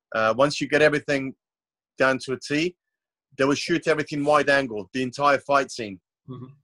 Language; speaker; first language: English; non-native, fluent; Croatian